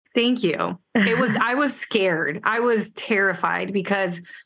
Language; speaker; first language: English; early bilingual, other home language; Spanish